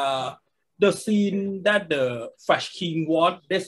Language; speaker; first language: English; non-native, learner; Thai